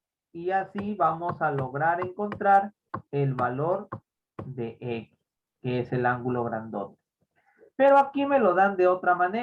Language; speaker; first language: Spanish; native; Spanish